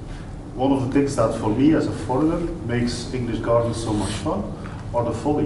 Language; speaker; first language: English; non-native, fluent; Dutch